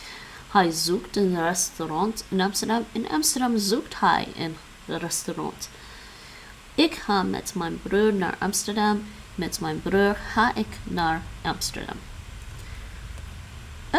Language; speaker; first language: Dutch; non-native, learner; English